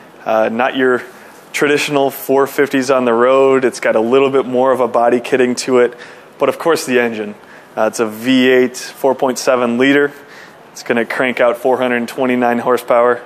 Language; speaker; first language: English; native; English